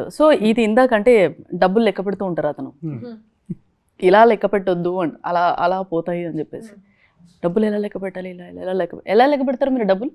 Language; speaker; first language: Telugu; native; Telugu